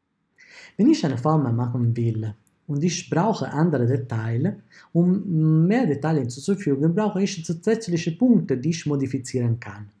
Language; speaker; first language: German; non-native, fluent; Italian